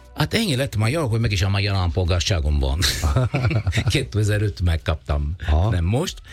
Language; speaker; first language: Hungarian; non-native, fluent; Italian